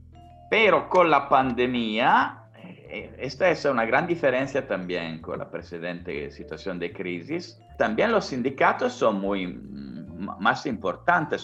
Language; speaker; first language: Spanish; non-native, fluent; Italian